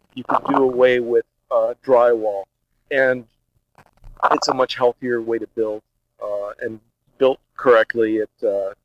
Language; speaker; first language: English; early bilingual, other home language; Portuguese